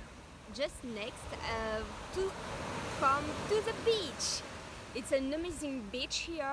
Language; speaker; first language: English; non-native, learner; French